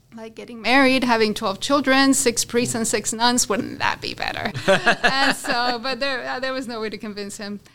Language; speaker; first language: English; non-native, fluent; Spanish